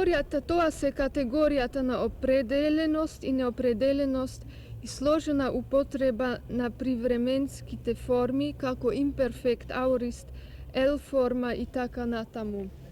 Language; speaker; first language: Macedonian; non-native, learner; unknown